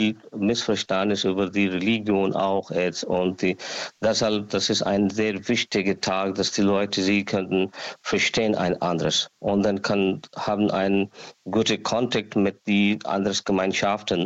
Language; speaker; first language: German; non-native, learner; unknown